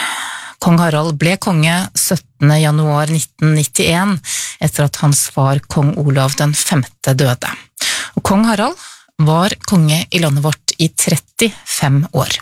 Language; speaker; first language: Norwegian; native; Norwegian